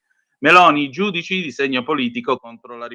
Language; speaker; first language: Italian; native; Italian